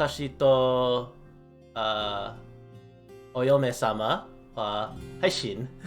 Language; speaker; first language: Japanese; non-native, learner; English